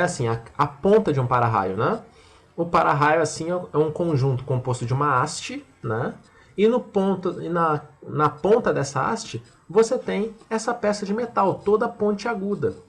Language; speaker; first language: Portuguese; native; Portuguese